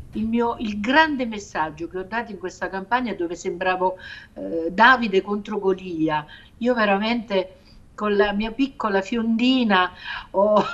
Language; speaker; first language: Italian; native; Italian